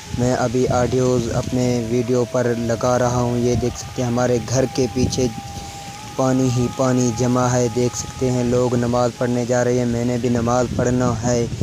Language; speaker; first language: Urdu; non-native, local second language; Saraiki